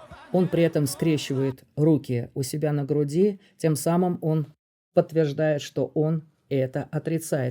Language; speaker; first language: Russian; native; Russian